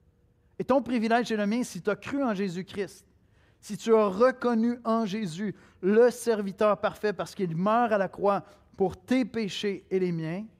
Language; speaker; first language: French; native; French